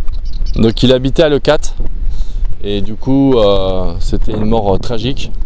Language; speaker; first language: French; native; French